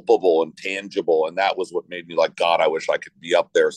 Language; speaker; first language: English; native; English